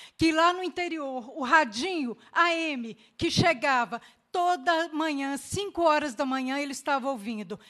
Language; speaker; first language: Portuguese; native; Portuguese